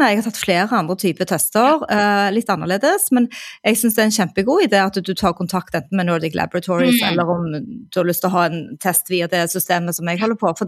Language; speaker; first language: Norwegian; native; Norwegian